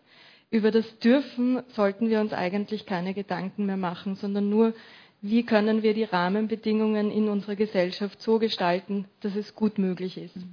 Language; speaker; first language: German; native; German